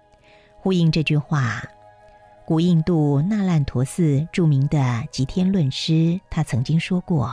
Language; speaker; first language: Chinese; native; Chinese